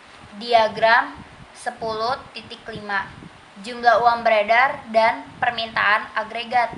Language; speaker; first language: Indonesian; native; Indonesian